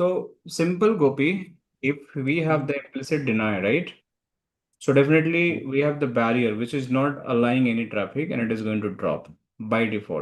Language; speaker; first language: English; non-native, local second language; Hindi